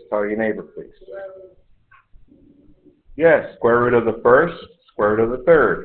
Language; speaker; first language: English; native; English